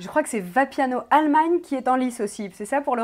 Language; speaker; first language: French; native; French